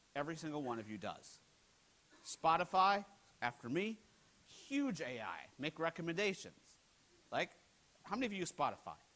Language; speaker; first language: English; native; English